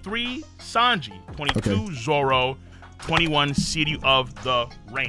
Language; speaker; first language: English; native; English